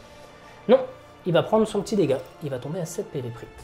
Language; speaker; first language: French; native; French